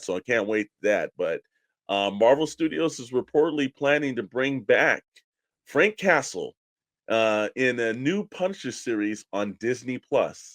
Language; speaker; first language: English; native; English